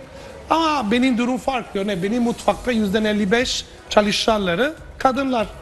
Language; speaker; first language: Turkish; non-native, fluent; Italian